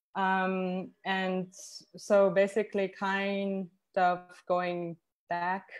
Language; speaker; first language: English; non-native, fluent; Chinese